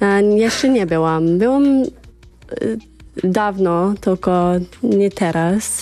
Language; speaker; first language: Polish; early bilingual, heritage; English